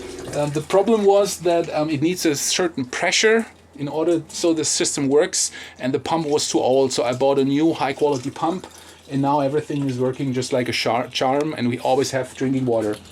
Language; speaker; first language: English; non-native, fluent; German